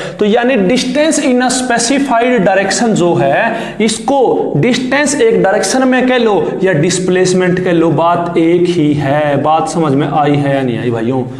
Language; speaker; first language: Hindi; native; Hindi